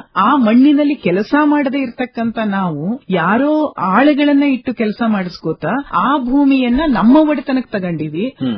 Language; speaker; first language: Kannada; native; Kannada